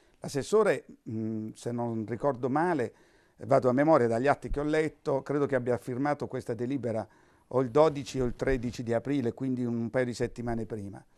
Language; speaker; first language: Italian; native; Italian